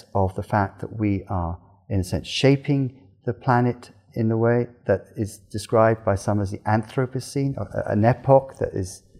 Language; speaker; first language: English; native; English